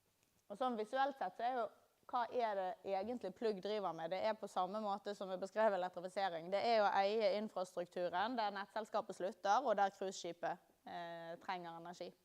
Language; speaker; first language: Norwegian; native; Norwegian